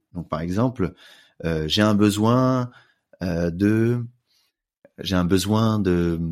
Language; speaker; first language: French; native; French